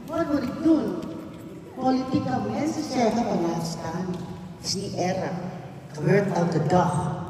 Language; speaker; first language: Dutch; non-native, fluent; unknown